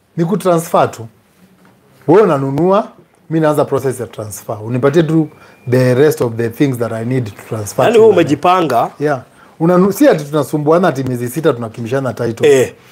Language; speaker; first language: Swahili; native; Swahili